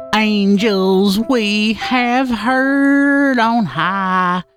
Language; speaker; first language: English; native; English